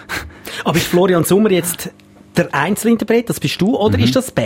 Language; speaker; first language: German; native; German